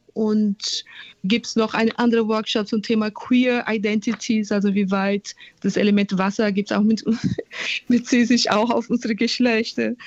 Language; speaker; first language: German; non-native, fluent; Portuguese